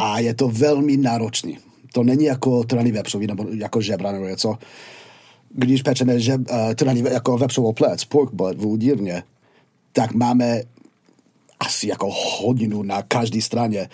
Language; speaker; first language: Czech; non-native, fluent; English